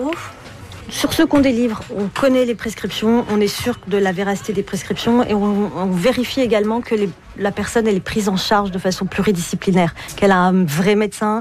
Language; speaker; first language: French; native; French